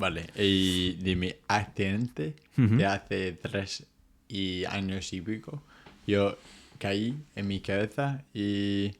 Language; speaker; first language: Spanish; non-native, fluent; English